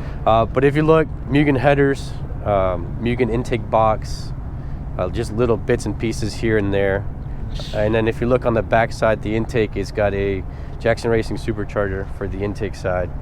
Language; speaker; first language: English; native; English